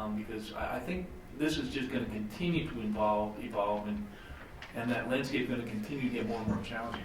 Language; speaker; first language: English; native; English